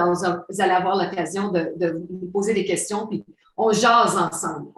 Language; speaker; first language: French; native; French